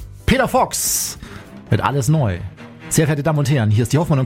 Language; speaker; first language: German; native; German